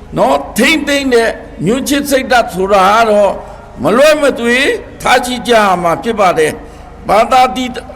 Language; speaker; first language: Burmese; non-native, local second language; Pa'o Karen